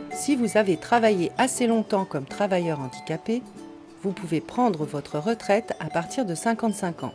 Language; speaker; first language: French; native; French